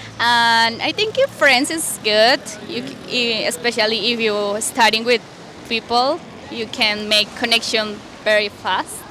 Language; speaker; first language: English; non-native, learner; Spanish